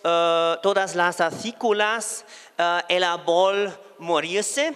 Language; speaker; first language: Spanish; non-native, fluent; German